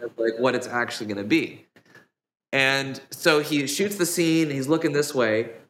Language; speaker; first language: English; native; English